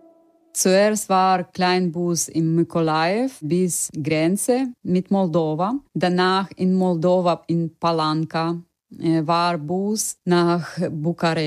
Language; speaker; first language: German; non-native, learner; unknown